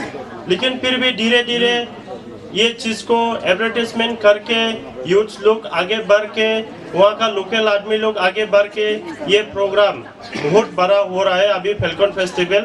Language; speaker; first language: Hindi; non-native, local second language; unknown